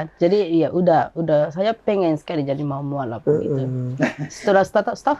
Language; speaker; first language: Indonesian; non-native, fluent; Japanese